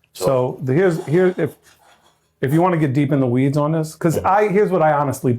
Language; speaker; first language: English; native; English